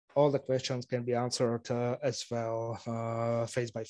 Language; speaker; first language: English; non-native, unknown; Slovak